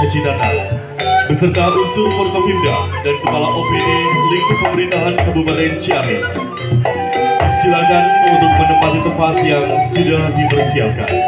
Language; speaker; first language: Indonesian; native; Indonesian